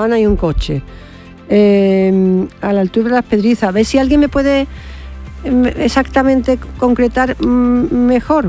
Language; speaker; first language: Spanish; native; Spanish